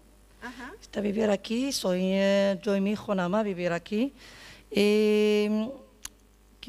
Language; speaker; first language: Spanish; non-native, learner; Arabic